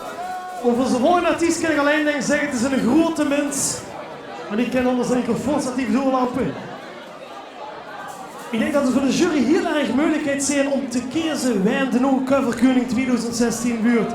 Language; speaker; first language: Dutch; native; Dutch